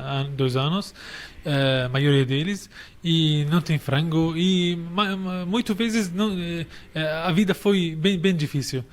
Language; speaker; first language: Portuguese; non-native, fluent; Arabic